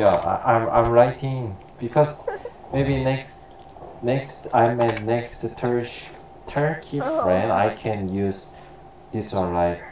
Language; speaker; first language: English; non-native, learner; Korean